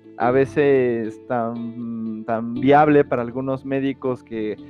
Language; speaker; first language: Spanish; native; Spanish